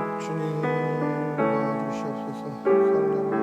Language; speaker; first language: Korean; native; Korean